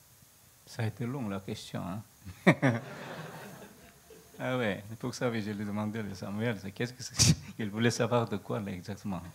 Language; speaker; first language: French; non-native, learner; Korean